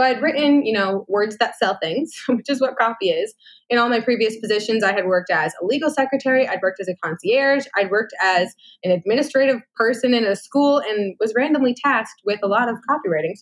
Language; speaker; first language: English; native; English